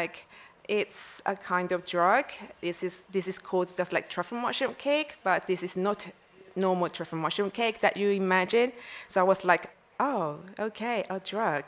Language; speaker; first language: English; non-native, fluent; Korean